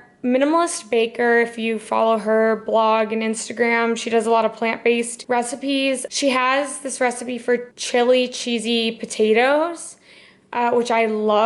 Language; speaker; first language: English; native; English